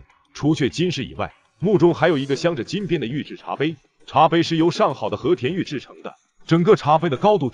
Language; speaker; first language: Chinese; native; Chinese